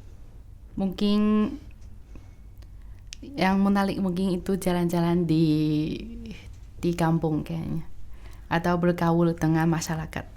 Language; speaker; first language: Indonesian; non-native, fluent; Chinese